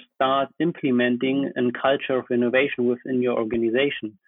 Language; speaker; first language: English; non-native, fluent; German